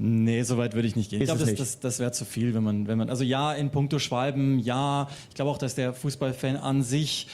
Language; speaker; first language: German; native; German